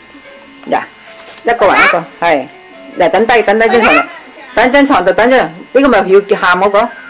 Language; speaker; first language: Cantonese; native; Cantonese